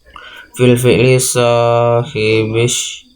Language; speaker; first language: Arabic; non-native, learner; Indonesian